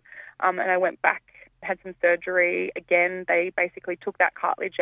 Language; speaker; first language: English; native; English